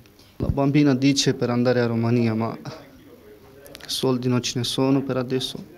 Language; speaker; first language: Italian; non-native, learner; Romanian